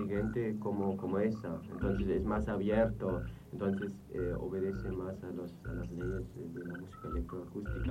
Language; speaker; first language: Spanish; non-native, fluent; German